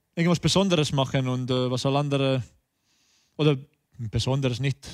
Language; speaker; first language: German; non-native, fluent; Estonian